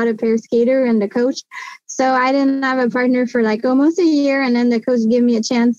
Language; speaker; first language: English; non-native, fluent; French